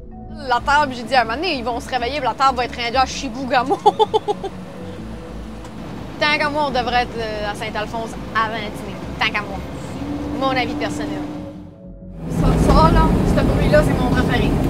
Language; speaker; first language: French; native; French